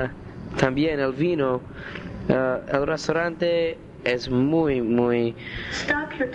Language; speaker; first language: Spanish; non-native, learner; English